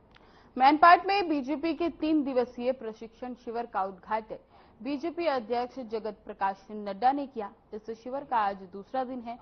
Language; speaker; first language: Hindi; native; Hindi